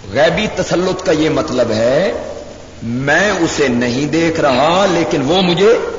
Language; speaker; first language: Urdu; non-native, local second language; Punjabi